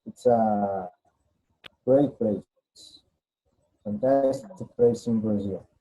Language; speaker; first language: English; non-native, learner; Portuguese